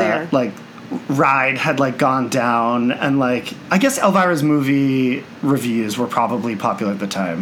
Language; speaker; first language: English; native; English